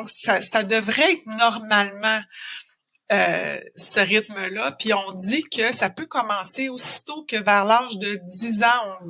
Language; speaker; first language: French; native; French